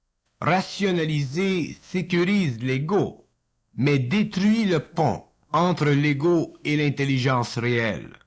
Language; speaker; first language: French; native; French